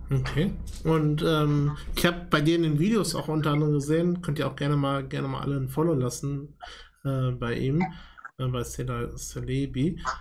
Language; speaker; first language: German; native; German